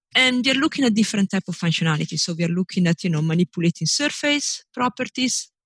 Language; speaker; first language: English; non-native, fluent; Italian